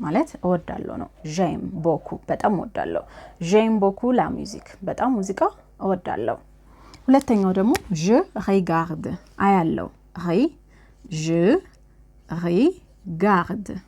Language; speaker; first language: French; non-native, fluent; Amharic